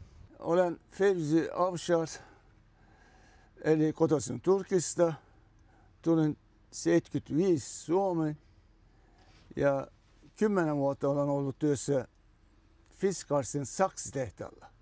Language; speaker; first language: Finnish; non-native, fluent; Turkish